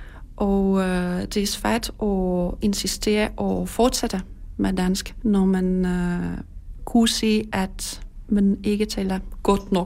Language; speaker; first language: Danish; non-native, learner; Polish